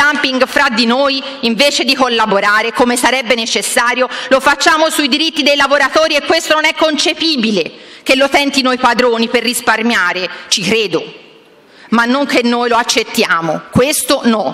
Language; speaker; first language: Italian; native; Italian